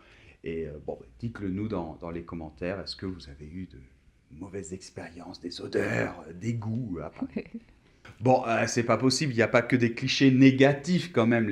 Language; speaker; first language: French; native; French